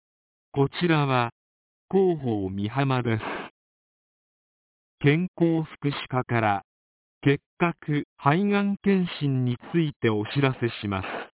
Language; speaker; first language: Japanese; native; Japanese